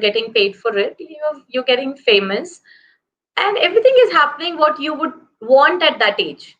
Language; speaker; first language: English; non-native, local second language; Hindi